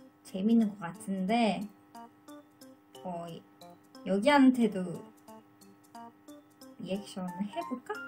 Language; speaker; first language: Korean; non-native, learner; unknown